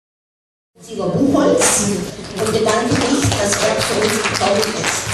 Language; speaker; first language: German; non-native, fluent; Russian